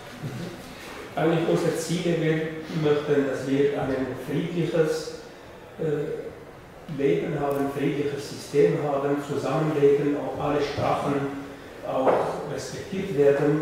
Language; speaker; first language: German; non-native, fluent; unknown